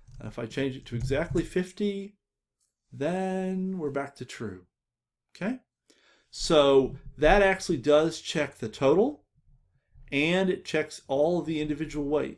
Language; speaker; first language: English; native; English